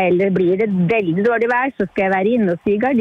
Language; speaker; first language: Norwegian; native; Norwegian